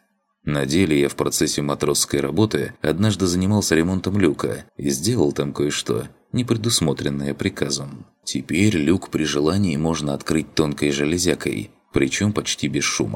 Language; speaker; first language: Russian; native; Russian